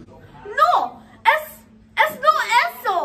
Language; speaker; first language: Spanish; non-native, learner; English